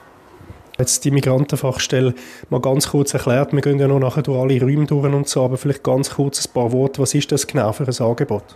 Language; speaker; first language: German; native; German